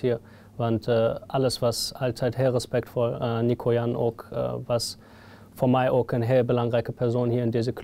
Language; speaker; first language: Dutch; non-native, fluent; German